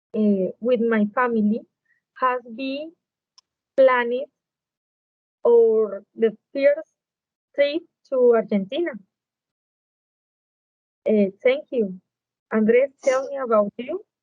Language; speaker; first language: English; non-native, learner; Spanish